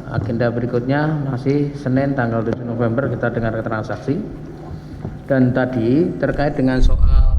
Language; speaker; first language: Indonesian; native; Indonesian